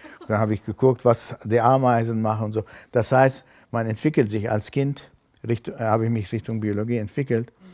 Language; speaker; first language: German; non-native, fluent; Armenian